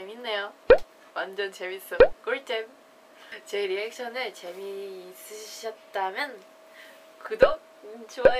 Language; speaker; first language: Korean; non-native, fluent; Chinese